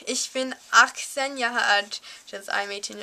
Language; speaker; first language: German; non-native, learner; English